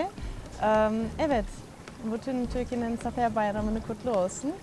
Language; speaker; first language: Turkish; non-native, fluent; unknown